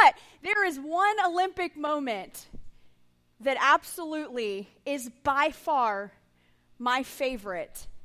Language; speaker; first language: English; native; English